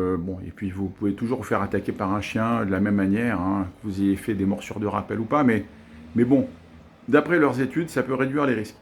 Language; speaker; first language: French; native; French